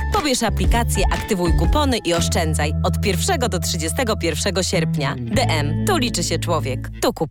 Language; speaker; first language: Polish; native; Polish